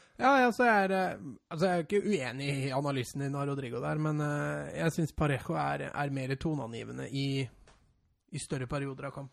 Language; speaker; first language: Norwegian; native; Norwegian